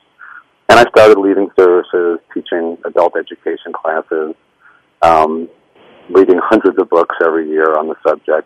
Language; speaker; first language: English; native; English